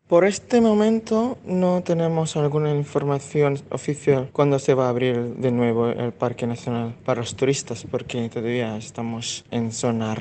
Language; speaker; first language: Spanish; non-native, fluent; Indonesian